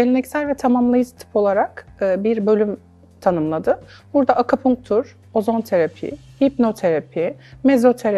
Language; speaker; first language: Turkish; native; Turkish